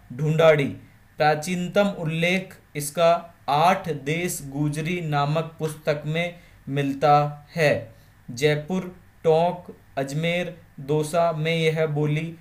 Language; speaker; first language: Hindi; native; Hindi